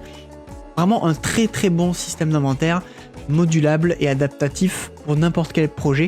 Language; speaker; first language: French; native; French